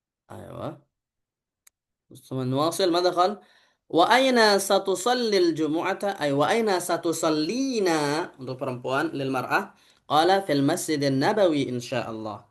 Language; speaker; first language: Arabic; non-native, fluent; Indonesian